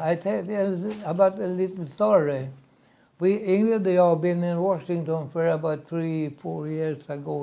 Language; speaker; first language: English; non-native, learner; Swedish